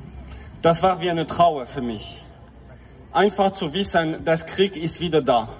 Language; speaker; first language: German; non-native, fluent; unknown